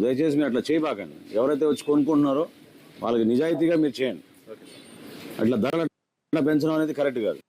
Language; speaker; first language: Telugu; native; Telugu